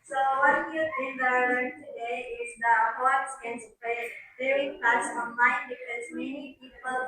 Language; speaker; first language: English; non-native, learner; Indonesian